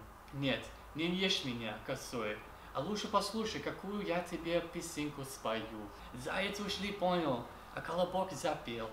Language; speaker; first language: Russian; non-native, learner; English